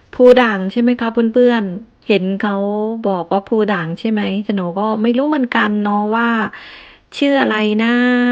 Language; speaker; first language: Thai; native; Thai